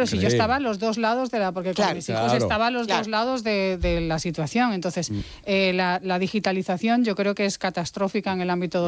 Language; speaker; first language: Spanish; native; Spanish